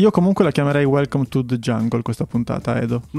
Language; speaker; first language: Italian; native; Italian